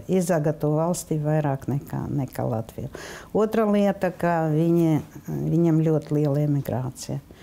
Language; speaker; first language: Latvian; non-native, local second language; Russian